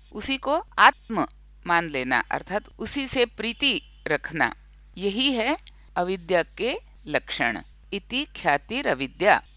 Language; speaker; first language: Hindi; non-native, local second language; Marathi